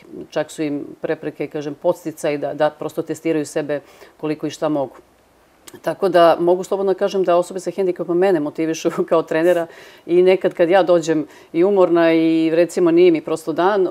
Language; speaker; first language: Serbian; native; Serbian